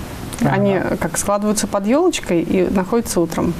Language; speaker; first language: Russian; native; Russian